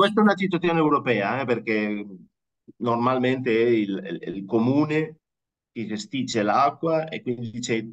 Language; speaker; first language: Italian; non-native, fluent; Spanish